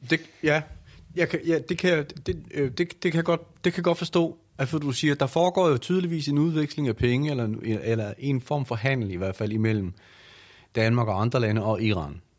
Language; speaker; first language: Danish; native; Danish